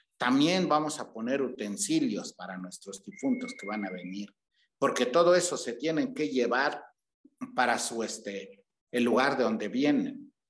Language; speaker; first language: Spanish; native; Spanish